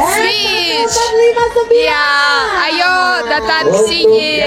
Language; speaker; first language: Indonesian; non-native, learner; Russian